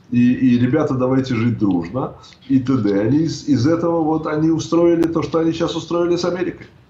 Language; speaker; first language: Russian; native; Russian